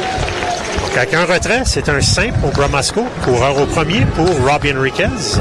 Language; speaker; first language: French; native; French